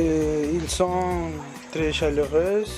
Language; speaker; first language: French; non-native, learner; Spanish